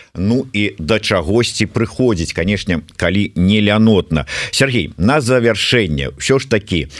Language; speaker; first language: Belarusian; non-native, local second language; Russian